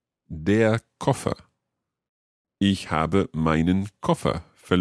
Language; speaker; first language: German; non-native, learner; English